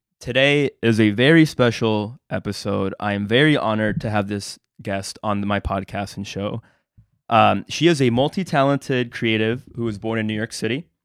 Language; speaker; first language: English; early bilingual, other home language; Spanish